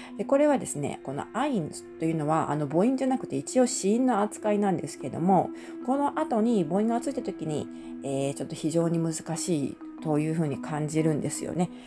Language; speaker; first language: Japanese; native; Japanese